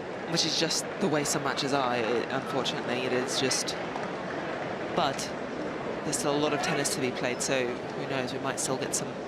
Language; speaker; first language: English; native; English